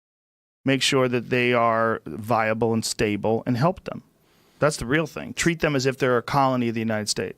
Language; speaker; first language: English; native; English